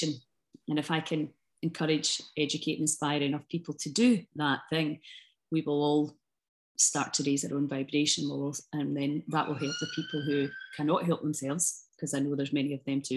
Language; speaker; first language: English; native; English